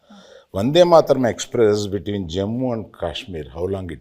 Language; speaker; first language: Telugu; native; Telugu